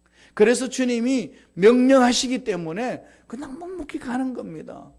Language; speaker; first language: Korean; native; Korean